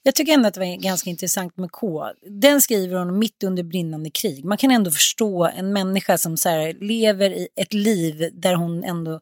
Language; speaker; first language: Swedish; native; Swedish